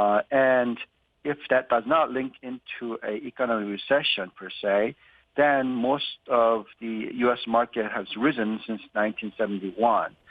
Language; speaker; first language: English; non-native, fluent; Korean